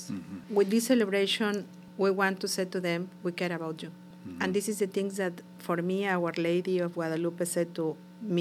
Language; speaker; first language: English; non-native, learner; Spanish